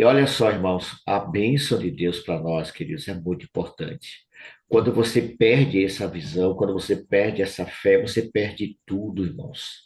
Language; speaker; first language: Portuguese; native; Portuguese